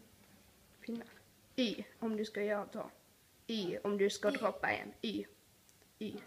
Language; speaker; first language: Swedish; early bilingual, other home language; Spanish